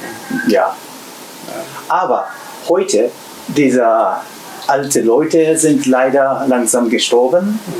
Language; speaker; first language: German; non-native, learner; Japanese